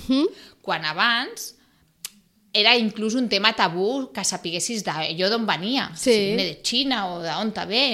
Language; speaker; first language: Catalan; non-native, local second language; Spanish